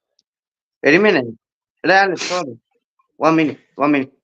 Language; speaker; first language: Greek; early bilingual, heritage; Greek